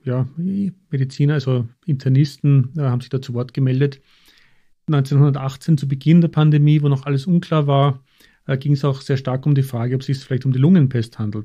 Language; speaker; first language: German; native; German